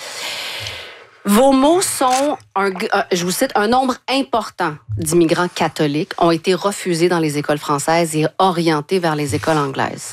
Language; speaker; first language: French; native; French